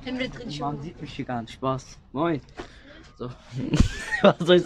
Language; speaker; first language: German; early bilingual, other home language; Turkish